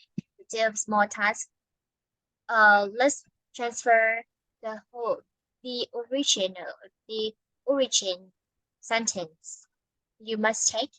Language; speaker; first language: English; non-native, fluent; Vietnamese